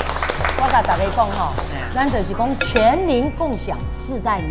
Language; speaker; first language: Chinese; non-native, local second language; Min Nan Chinese